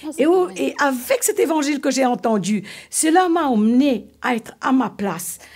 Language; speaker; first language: French; non-native, local second language; Morisyen